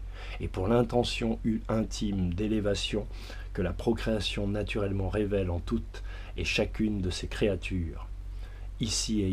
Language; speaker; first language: French; native; French